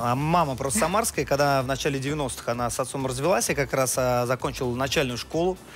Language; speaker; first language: Russian; native; Russian